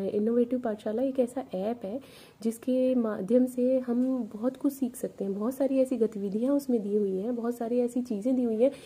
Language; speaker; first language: Hindi; native; Hindi